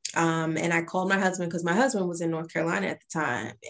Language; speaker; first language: English; native; English